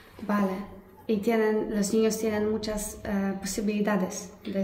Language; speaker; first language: Spanish; non-native, fluent; Polish